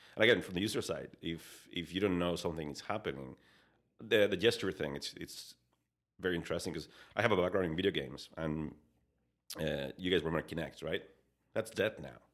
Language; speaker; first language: English; non-native, fluent; Spanish